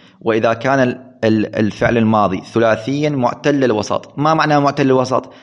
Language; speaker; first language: Arabic; non-native, fluent; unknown